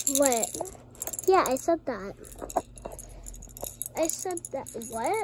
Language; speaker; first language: English; native; English